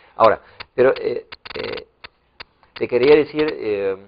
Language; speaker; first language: Spanish; non-native, fluent; German